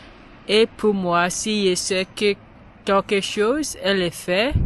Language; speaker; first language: French; non-native, learner; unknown